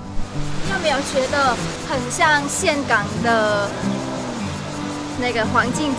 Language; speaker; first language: Chinese; non-native, fluent; Vietnamese